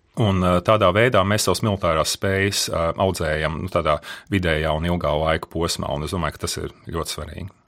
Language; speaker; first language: Latvian; native; Latvian